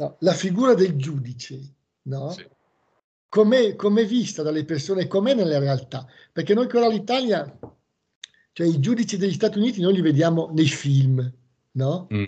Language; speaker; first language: Italian; native; Italian